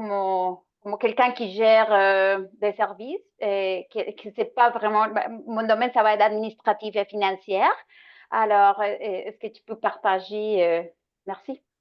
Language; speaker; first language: French; non-native, fluent; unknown